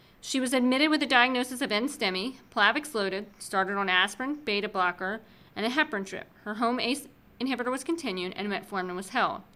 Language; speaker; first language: English; native; English